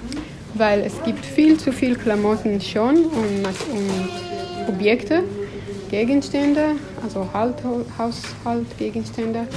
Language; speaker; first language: German; non-native, fluent; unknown